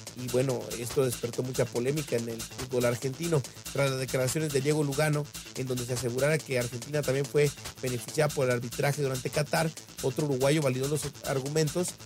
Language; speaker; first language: Spanish; native; Spanish